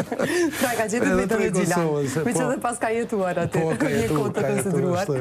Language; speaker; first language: Albanian; native; Albanian